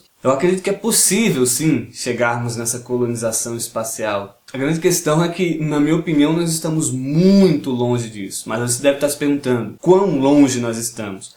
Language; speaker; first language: Portuguese; native; Portuguese